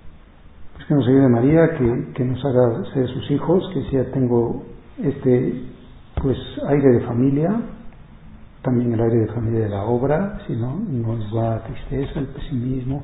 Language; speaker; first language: Spanish; native; Spanish